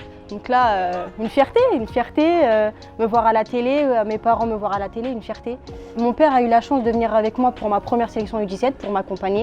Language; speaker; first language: French; early bilingual, other home language; Arabic